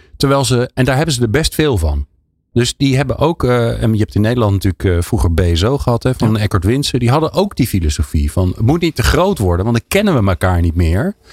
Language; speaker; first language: Dutch; native; Dutch